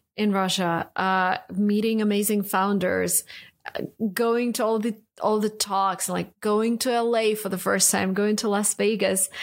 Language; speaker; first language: English; non-native, fluent; Russian